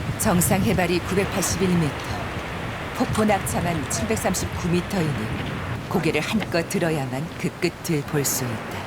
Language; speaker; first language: Korean; native; Korean